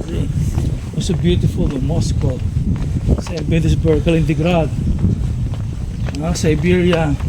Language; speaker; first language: English; non-native, local second language; Filipino